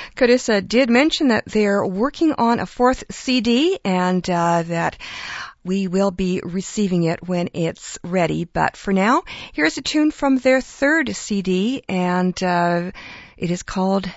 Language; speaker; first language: English; early bilingual, other home language; Ukrainian